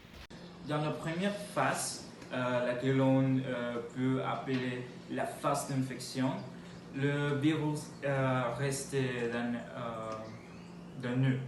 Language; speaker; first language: French; non-native, learner; Spanish